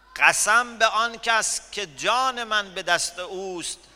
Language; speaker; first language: Persian; native; Persian